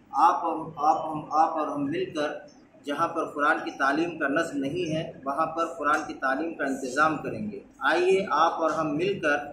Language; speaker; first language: Hindi; non-native, local second language; Urdu